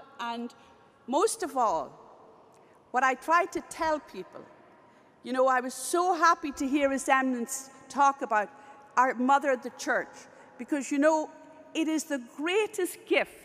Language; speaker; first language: English; native; English